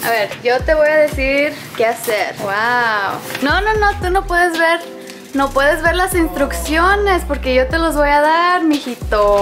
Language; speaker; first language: Spanish; early bilingual, heritage; English